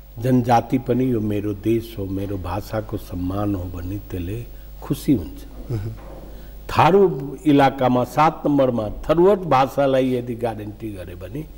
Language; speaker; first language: Nepali; non-native, local second language; Maithili